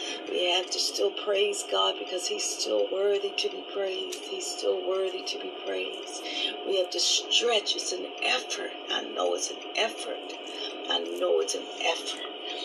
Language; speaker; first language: English; native; English